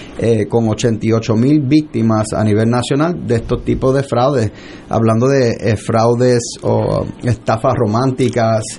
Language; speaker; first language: Spanish; early bilingual, heritage; Spanish